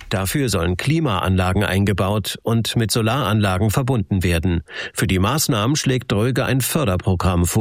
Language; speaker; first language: German; native; German